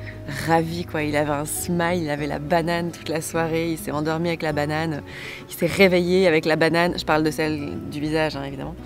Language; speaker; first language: French; native; French